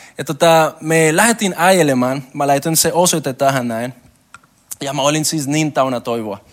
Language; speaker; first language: Finnish; non-native, learner; Spanish